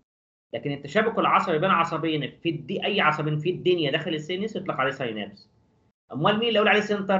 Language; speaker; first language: Arabic; native; Arabic